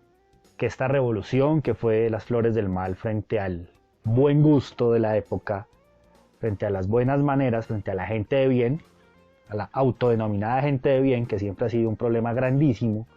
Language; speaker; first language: Spanish; native; Spanish